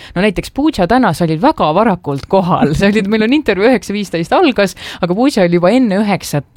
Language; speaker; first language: Estonian; native; Estonian